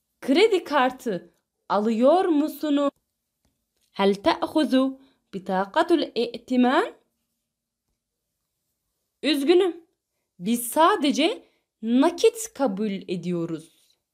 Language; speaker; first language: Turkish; non-native, fluent; Arabic